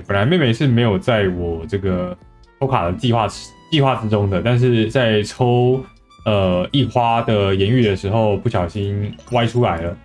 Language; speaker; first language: Chinese; native; Chinese